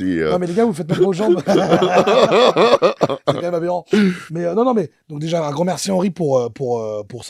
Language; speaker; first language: French; native; French